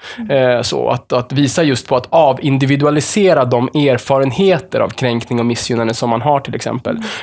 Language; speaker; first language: Swedish; native; Swedish